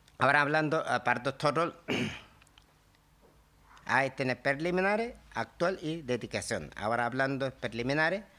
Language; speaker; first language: Spanish; non-native, learner; Tibetan